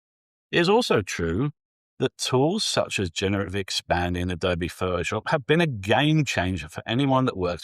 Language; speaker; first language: English; native; English